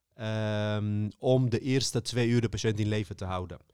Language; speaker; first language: Dutch; early bilingual, other home language; Armenian